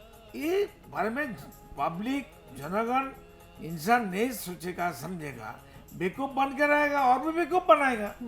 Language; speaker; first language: Hindi; non-native, local second language; Bangla